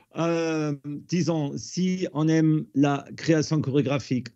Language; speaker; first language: French; non-native, fluent; German